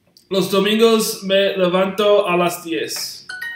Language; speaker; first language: Spanish; non-native, learner; English